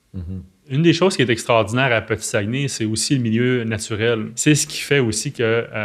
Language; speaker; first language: French; native; French